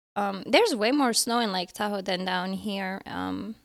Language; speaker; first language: English; early bilingual, other home language; Arabic